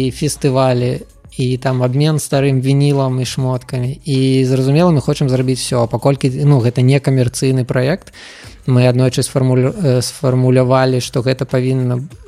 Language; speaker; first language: Belarusian; non-native, local second language; Russian